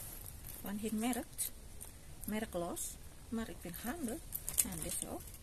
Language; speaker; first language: Dutch; non-native, learner; Indonesian